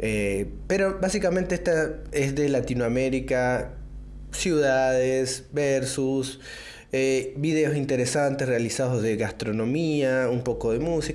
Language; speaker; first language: Spanish; native; Spanish